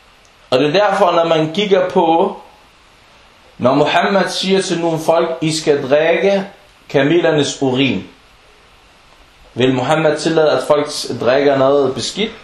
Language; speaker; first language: Danish; non-native, local second language; Arabic